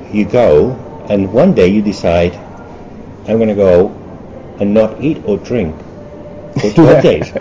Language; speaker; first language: English; early bilingual, other home language; German